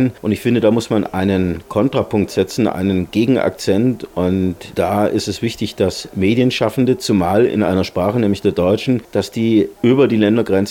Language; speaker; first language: German; native; German